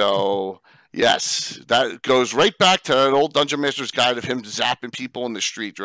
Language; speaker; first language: English; native; English